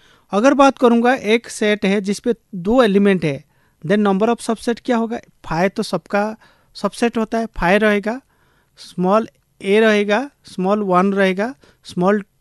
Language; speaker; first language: Hindi; native; Hindi